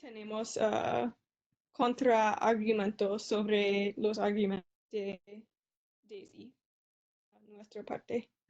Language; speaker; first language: Spanish; non-native, learner; English